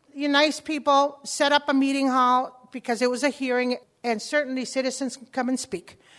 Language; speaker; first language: English; early bilingual, other home language; Spanish